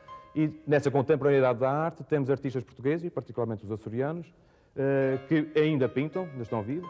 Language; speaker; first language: Portuguese; native; Portuguese